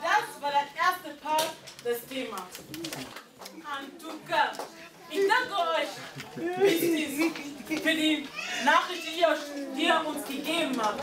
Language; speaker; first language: German; early bilingual, heritage; German